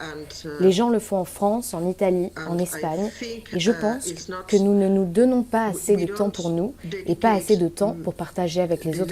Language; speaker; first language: French; non-native, fluent; Spanish